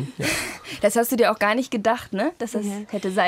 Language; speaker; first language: German; native; German